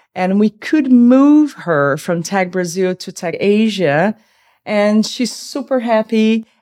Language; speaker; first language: English; non-native, fluent; Portuguese